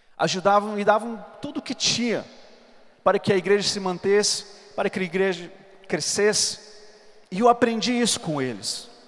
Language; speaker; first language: Portuguese; non-native, fluent; English